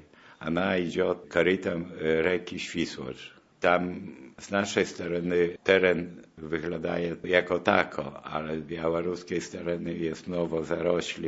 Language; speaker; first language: Polish; non-native, local second language; Belarusian